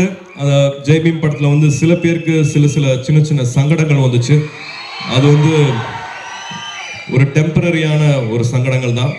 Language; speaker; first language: Tamil; native; Tamil